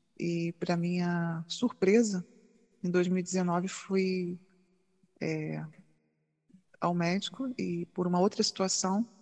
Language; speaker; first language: Portuguese; native; Portuguese